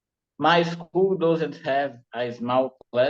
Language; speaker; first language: English; non-native, learner; Portuguese